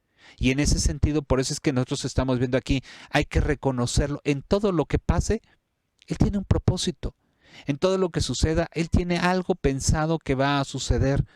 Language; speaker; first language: Spanish; native; Spanish